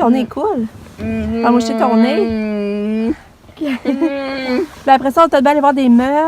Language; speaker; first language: French; native; French